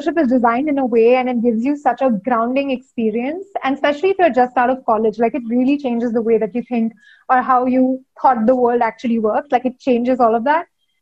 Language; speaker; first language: English; non-native, local second language; Hindi